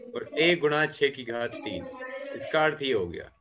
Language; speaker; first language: Hindi; native; Hindi